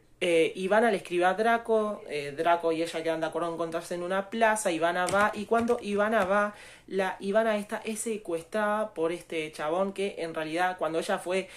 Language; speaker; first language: Spanish; native; Spanish